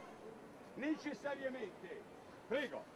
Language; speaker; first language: Italian; native; Italian